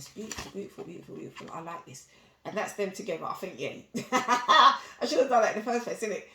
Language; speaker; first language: English; native; English